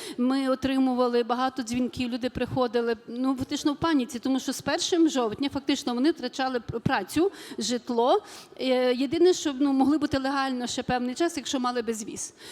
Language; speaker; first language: Ukrainian; native; Ukrainian